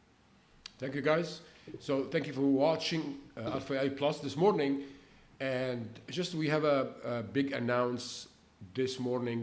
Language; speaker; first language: English; non-native, fluent; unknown